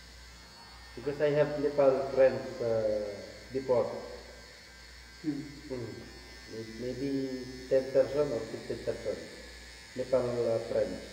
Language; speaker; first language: English; non-native, local second language; Filipino